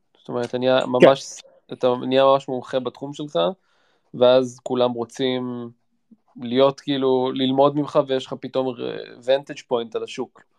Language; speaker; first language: Hebrew; native; Hebrew